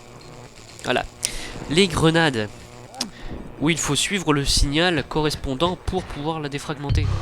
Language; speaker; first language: French; native; French